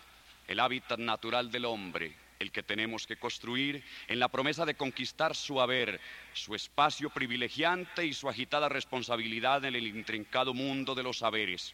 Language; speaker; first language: Spanish; native; Spanish